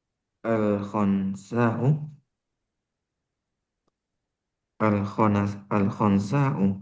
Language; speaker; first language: Arabic; non-native, learner; Indonesian